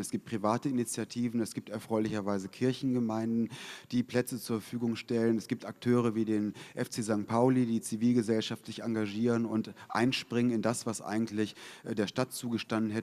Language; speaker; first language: German; native; German